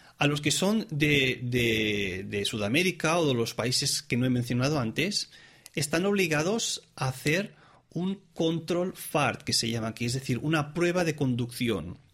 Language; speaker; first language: Spanish; non-native, local second language; Catalan